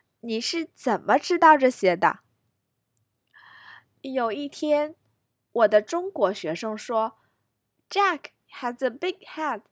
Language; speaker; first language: Chinese; non-native, fluent; English